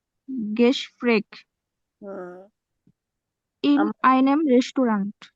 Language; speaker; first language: German; non-native, learner; Bangla